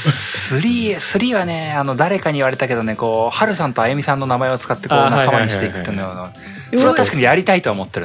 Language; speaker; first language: Japanese; native; Japanese